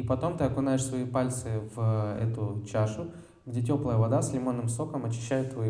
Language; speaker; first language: Russian; native; Russian